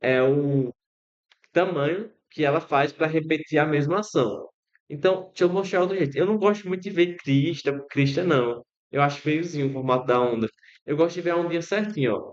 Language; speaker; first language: Portuguese; native; Portuguese